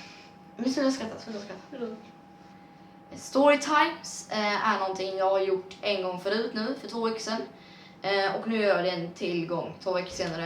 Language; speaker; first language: Swedish; native; Swedish